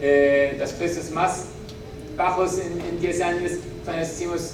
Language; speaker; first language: Spanish; non-native, learner; German